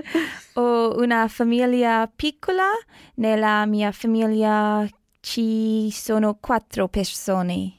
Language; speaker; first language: Italian; non-native, learner; English